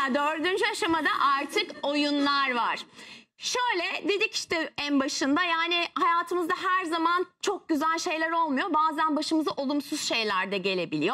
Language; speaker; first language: Turkish; native; Turkish